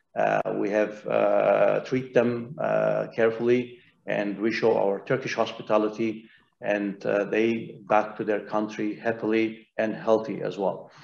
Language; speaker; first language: English; non-native, fluent; Turkish